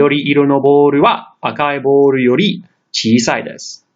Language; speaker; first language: Japanese; non-native, fluent; English